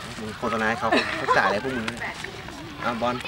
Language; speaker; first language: Thai; native; Thai